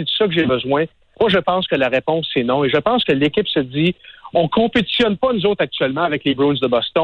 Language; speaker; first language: French; native; French